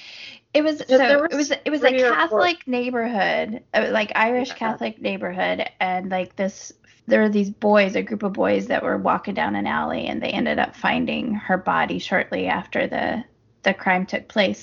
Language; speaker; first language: English; native; English